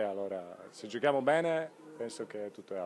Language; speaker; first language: Italian; non-native, fluent; Polish